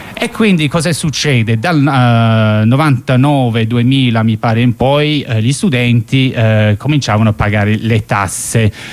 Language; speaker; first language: Italian; non-native, fluent; English